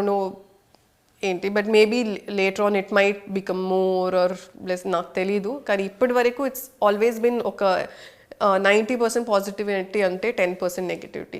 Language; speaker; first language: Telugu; non-native, fluent; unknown